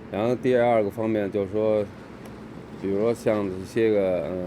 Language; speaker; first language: Chinese; native; Chinese